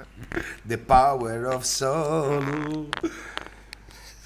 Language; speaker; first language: English; non-native, learner; Italian